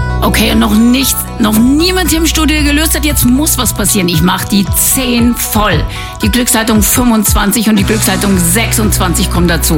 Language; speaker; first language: German; native; German